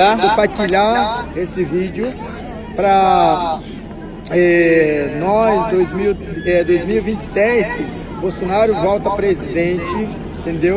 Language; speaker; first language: Portuguese; non-native, local second language; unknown